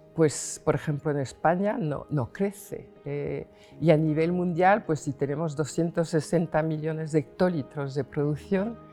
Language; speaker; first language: Spanish; non-native, fluent; French